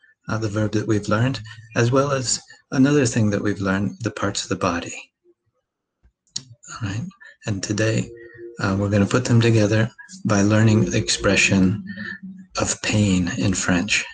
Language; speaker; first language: English; native; English